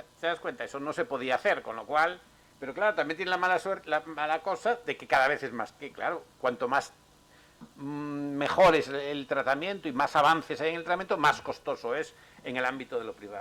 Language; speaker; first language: Spanish; native; Spanish